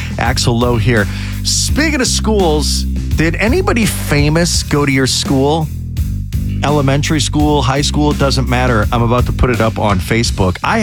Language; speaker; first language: English; native; English